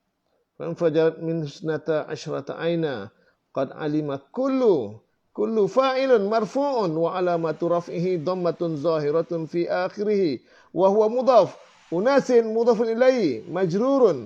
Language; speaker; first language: Arabic; non-native, fluent; Malay